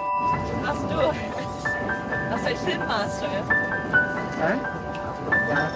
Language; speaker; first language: German; non-native, fluent; English